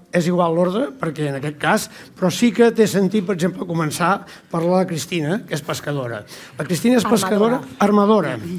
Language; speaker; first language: Catalan; native; Catalan